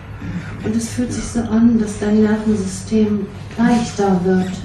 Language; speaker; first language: German; native; German